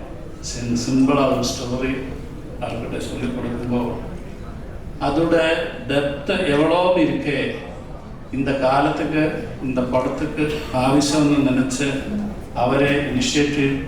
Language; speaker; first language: Tamil; non-native, learner; Malayalam